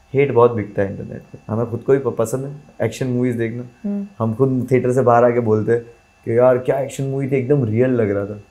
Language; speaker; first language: Hindi; non-native, local second language; Gujarati